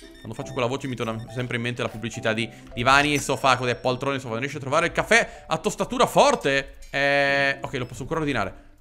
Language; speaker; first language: Italian; native; Italian